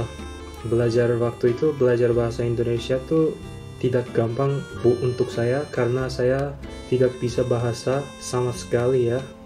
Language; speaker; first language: Indonesian; non-native, fluent; Turkmen